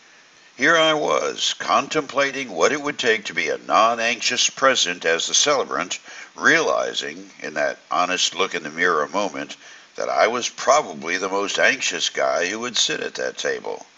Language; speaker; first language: English; native; English